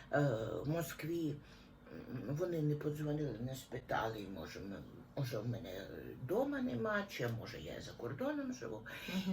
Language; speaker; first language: Ukrainian; non-native, local second language; Russian